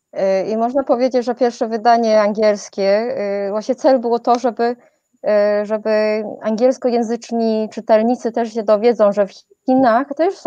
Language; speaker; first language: Polish; non-native, fluent; Chinese